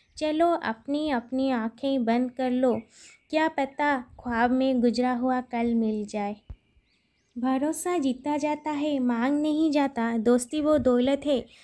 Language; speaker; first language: Hindi; non-native, local second language; Odia